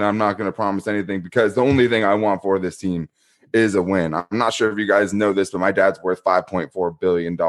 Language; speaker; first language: English; native; English